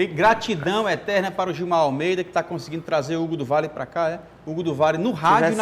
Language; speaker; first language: Portuguese; native; Portuguese